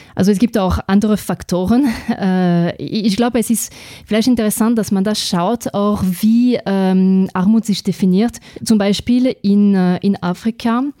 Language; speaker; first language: German; non-native, fluent; French